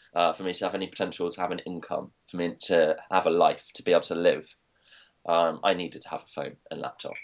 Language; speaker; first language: English; native; English